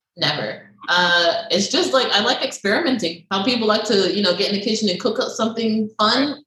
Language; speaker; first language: English; native; English